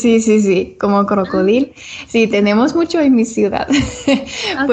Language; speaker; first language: Spanish; non-native, learner; English